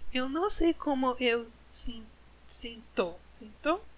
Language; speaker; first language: Portuguese; non-native, learner; English